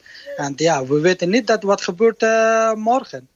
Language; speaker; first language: Dutch; non-native, learner; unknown